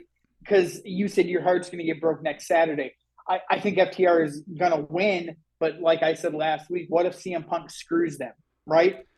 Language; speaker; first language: English; native; English